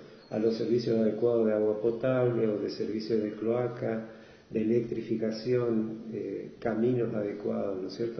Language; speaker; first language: Spanish; native; Spanish